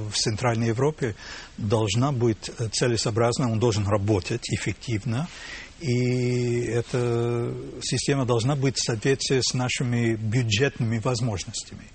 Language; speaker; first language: Russian; non-native, fluent; English